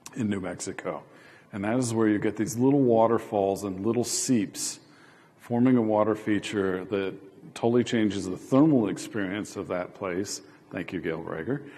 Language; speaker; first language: English; native; English